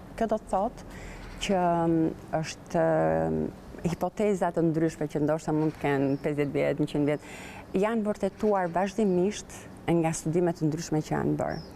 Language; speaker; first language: Albanian; native; Albanian